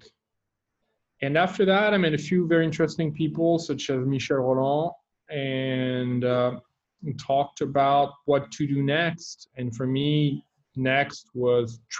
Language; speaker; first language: English; non-native, fluent; French